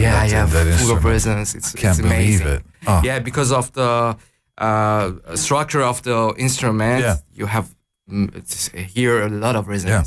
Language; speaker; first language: English; non-native, learner; Persian